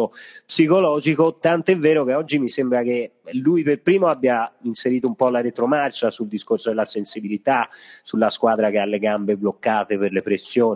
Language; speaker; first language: Italian; native; Italian